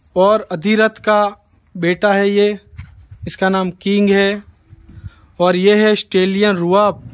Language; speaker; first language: Hindi; non-native, local second language; Gujarati